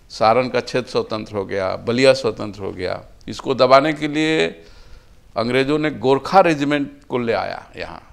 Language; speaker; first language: Hindi; native; Hindi